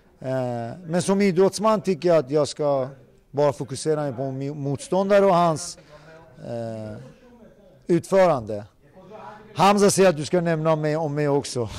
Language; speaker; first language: Swedish; early bilingual, other home language; Persian